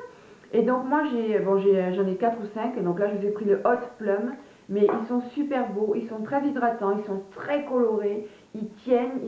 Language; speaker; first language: French; native; French